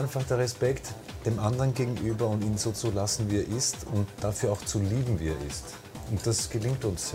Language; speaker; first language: German; native; German